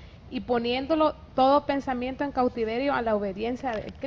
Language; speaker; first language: Spanish; native; Spanish